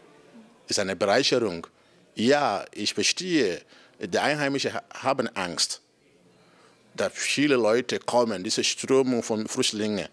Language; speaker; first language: German; non-native, fluent; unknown